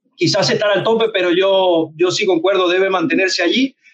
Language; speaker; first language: Spanish; native; Spanish